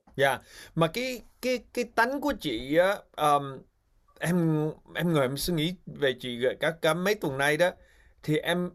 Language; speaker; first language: Vietnamese; early bilingual, heritage; Vietnamese